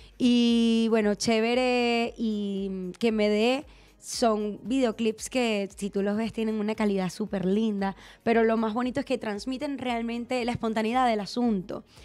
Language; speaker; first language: Spanish; native; Spanish